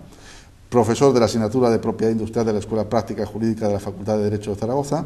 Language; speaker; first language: Spanish; native; Spanish